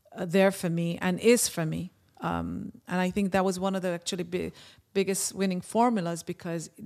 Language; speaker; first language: English; early bilingual, other home language; Persian